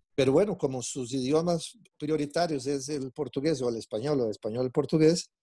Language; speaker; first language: Spanish; non-native, fluent; Portuguese